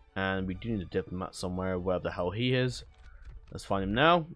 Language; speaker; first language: English; native; English